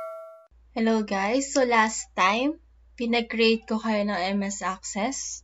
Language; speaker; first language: Filipino; native; Filipino